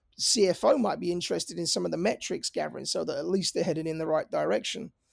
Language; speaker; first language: English; native; English